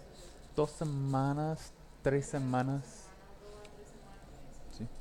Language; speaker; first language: Spanish; non-native, learner; English